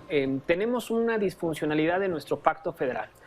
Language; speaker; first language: Spanish; native; Spanish